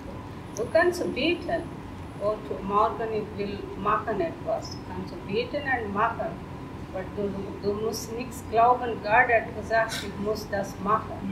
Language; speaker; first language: German; non-native, learner; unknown